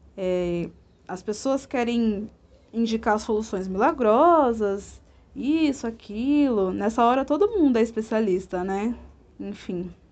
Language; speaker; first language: Portuguese; native; Portuguese